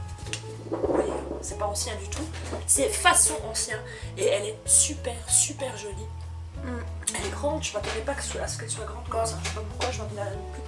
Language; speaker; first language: French; native; French